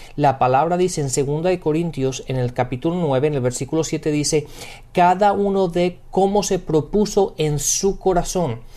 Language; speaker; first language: Spanish; early bilingual, heritage; Spanish